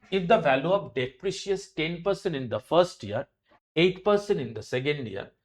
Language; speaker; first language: English; non-native, local second language; Bangla